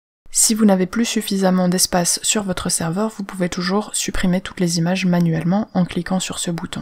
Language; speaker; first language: French; native; French